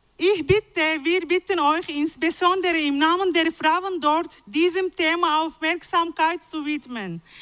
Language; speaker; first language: German; non-native, fluent; Arabic